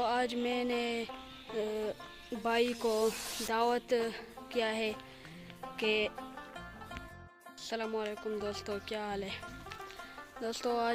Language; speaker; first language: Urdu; non-native, local second language; Pashto